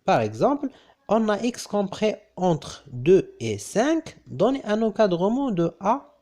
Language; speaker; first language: French; non-native, local second language; Arabic